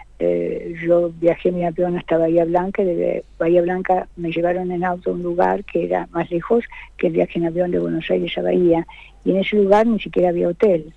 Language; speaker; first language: Spanish; native; Spanish